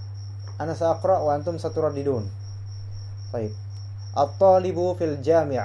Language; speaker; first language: Arabic; non-native, fluent; Indonesian